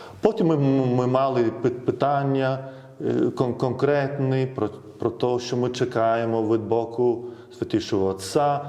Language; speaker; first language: Ukrainian; non-native, fluent; Lithuanian